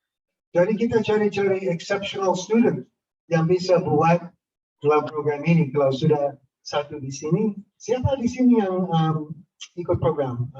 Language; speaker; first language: Indonesian; non-native, fluent; English